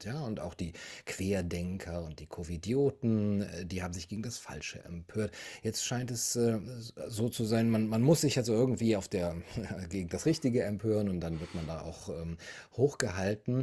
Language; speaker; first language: German; native; German